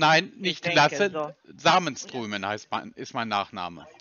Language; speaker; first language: German; native; German